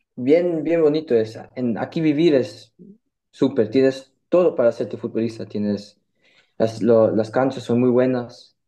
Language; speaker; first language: Spanish; early bilingual, heritage; German